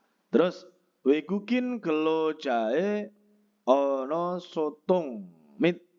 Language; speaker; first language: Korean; non-native, fluent; Indonesian